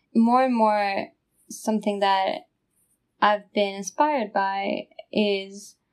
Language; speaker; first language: English; non-native, fluent; Italian